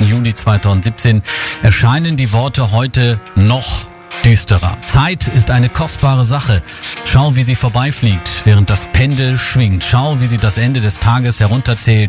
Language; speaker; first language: German; native; German